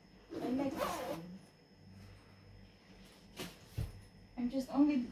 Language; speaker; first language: English; non-native, learner; Filipino